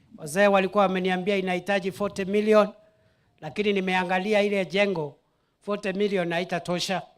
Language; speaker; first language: Swahili; non-native, local second language; Meru